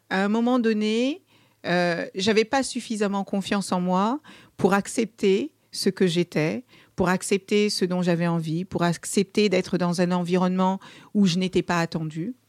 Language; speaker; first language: French; early bilingual, other home language; Kabuverdianu